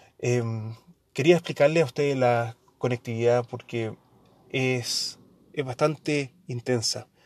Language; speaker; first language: Spanish; early bilingual, heritage; Spanish